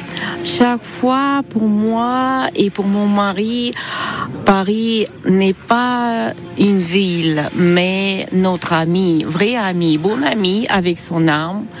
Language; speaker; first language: French; non-native, fluent; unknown